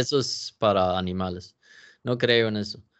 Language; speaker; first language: Spanish; non-native, learner; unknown